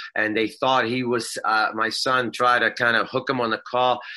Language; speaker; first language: English; non-native, fluent; Swedish